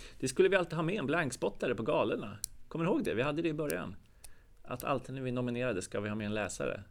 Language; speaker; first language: Swedish; native; Swedish